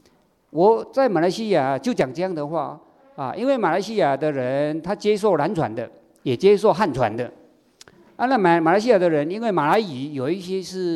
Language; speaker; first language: Chinese; native; Chinese